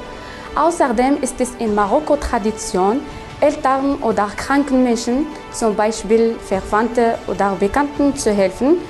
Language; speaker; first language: German; non-native, learner; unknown